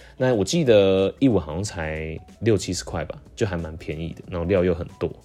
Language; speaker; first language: Chinese; non-native, local second language; Min Nan Chinese